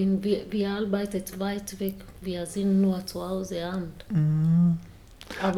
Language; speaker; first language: German; non-native, learner; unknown